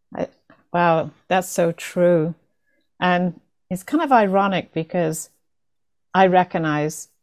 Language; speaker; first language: English; native; English